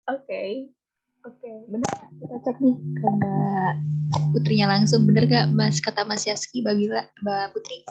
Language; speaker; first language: Indonesian; native; Indonesian